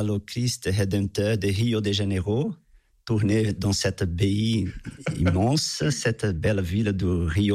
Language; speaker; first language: French; non-native, fluent; Portuguese